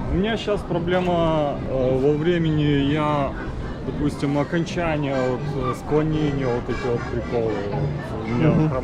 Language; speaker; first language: Russian; native; Russian